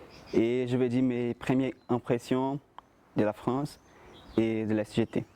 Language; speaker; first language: French; non-native, fluent; Portuguese